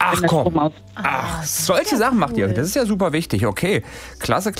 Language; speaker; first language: German; native; German